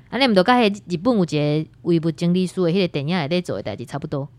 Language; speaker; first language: Min Nan Chinese; non-native, local second language; Chinese